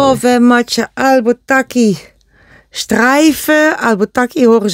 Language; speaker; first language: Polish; non-native, learner; Dutch